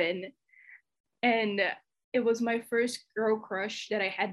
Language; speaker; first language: English; non-native, fluent; Portuguese